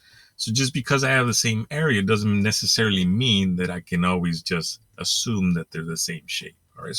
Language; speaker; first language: English; native; English